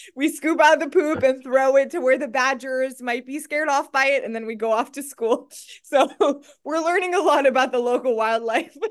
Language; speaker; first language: English; native; English